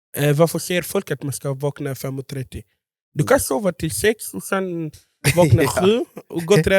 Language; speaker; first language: Swedish; non-native, fluent; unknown